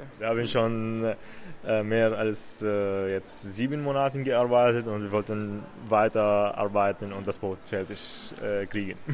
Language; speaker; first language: German; non-native, learner; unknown